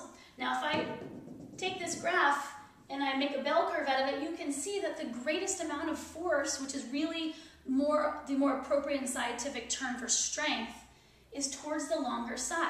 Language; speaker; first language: English; native; English